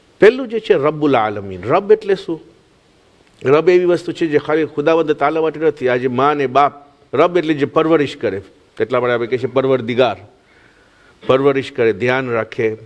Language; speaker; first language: Gujarati; early bilingual, heritage; Gujarati